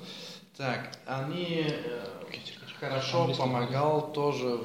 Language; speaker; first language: Russian; non-native, learner; Dutch